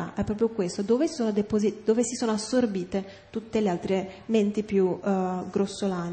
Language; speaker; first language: Italian; native; Italian